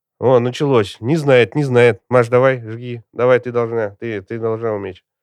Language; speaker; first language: Russian; native; Russian